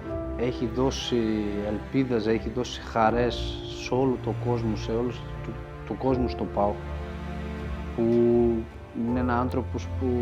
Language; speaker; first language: Greek; non-native, learner; Portuguese